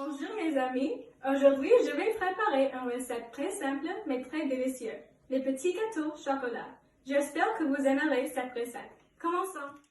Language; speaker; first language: French; non-native, learner; English